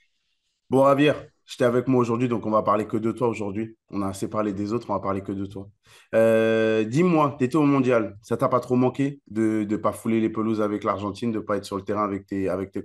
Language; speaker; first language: French; native; French